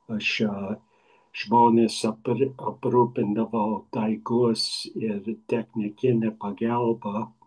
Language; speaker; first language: Lithuanian; early bilingual, heritage; Lithuanian